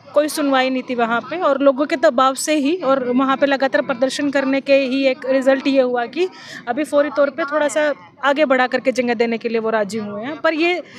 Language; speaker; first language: Hindi; native; Hindi